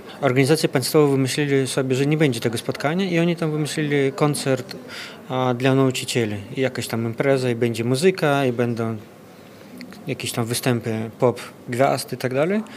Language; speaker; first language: Polish; non-native, fluent; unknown